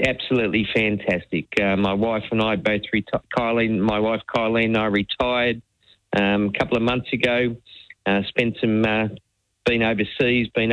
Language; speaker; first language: English; native; English